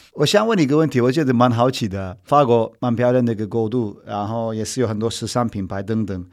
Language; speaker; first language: Chinese; non-native, fluent; Turkish